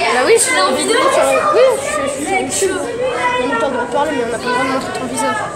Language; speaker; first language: French; native; French